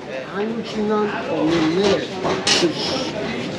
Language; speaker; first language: Korean; non-native, learner; Persian